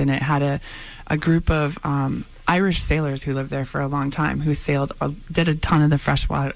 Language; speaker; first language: English; native; English